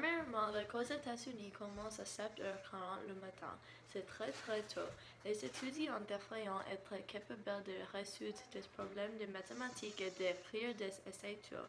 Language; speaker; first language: French; non-native, learner; English